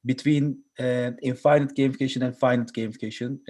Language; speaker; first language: English; non-native, learner; Turkish